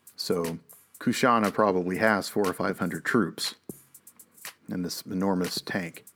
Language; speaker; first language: English; native; English